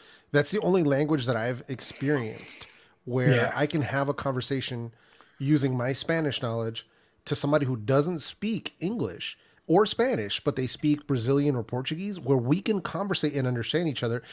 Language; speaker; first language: English; early bilingual, other home language; Spanish